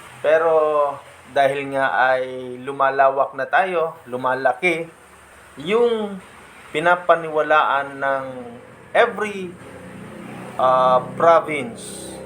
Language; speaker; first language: Filipino; non-native, local second language; Bikol